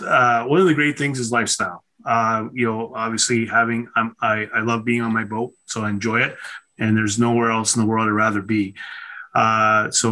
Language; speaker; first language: English; native; English